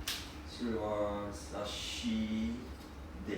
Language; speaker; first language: Japanese; non-native, learner; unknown